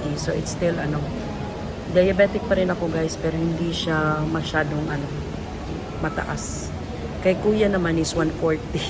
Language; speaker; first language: Filipino; native; Filipino